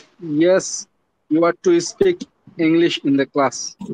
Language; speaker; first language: English; non-native, learner; Bangla